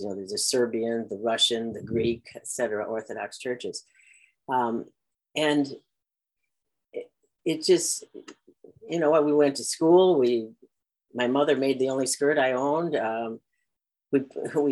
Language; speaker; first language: English; native; English